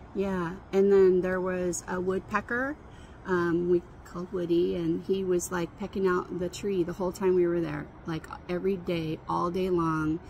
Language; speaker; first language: English; native; English